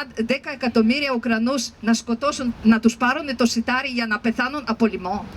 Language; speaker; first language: Greek; non-native, fluent; Ukrainian